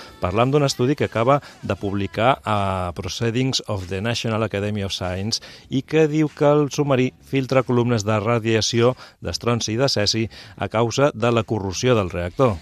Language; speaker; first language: Catalan; native; Catalan